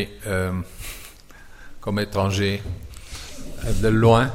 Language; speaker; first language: French; non-native, fluent; German